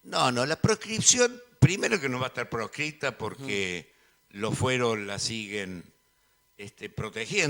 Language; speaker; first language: Spanish; native; Spanish